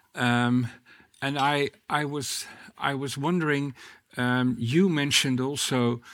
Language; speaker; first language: English; non-native, fluent; Dutch